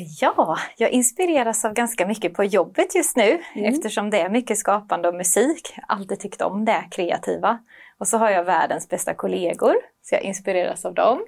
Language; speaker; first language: Swedish; native; Swedish